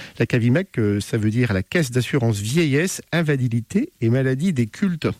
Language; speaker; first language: French; native; French